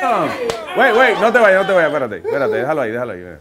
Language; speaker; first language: Spanish; native; Spanish